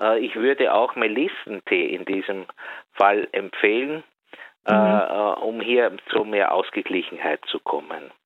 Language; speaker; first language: German; native; German